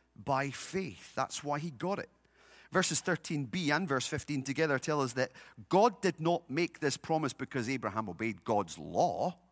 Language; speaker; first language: English; native; English